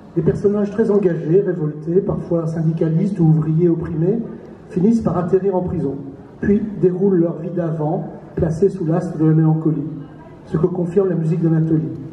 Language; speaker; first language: French; native; French